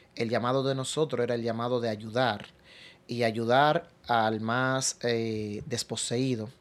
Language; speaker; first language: Spanish; native; Spanish